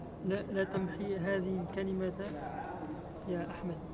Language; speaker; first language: Arabic; non-native, learner; French